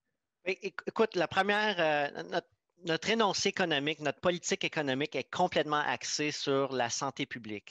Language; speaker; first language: French; native; French